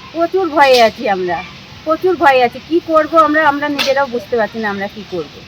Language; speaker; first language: Bangla; native; Bangla